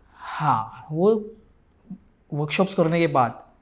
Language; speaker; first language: Hindi; non-native, local second language; Marathi